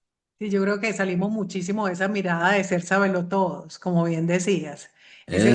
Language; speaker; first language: Spanish; native; Spanish